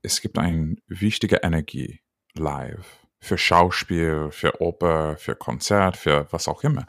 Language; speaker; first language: German; non-native, learner; English